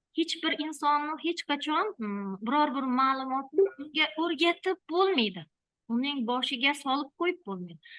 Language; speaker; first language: Uzbek; native; Uzbek